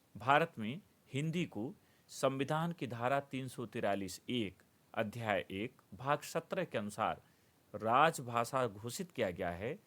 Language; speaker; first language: Hindi; native; Hindi